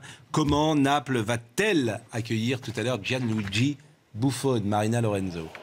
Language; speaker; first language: French; native; French